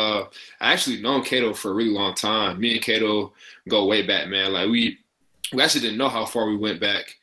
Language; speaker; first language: English; native; English